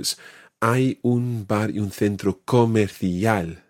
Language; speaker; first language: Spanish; non-native, fluent; English